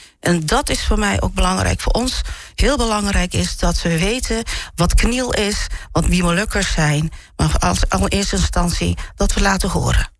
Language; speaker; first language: Dutch; early bilingual, other home language; Malay